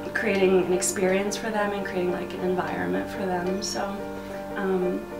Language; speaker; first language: English; native; English